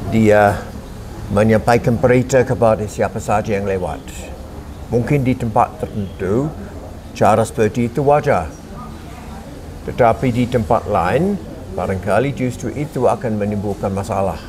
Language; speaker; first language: Indonesian; non-native, fluent; English